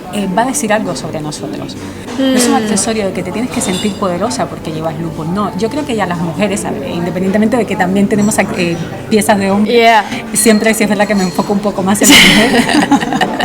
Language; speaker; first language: Spanish; native; Spanish